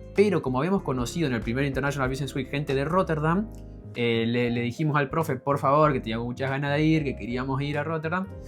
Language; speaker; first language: Spanish; native; Spanish